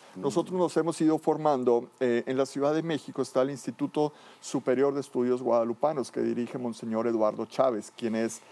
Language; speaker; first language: Spanish; native; Spanish